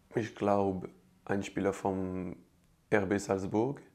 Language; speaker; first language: German; non-native, learner; French